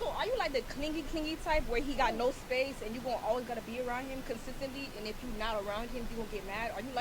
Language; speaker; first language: English; native; English